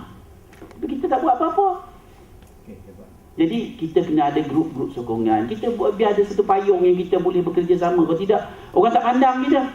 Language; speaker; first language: Malay; native; Malay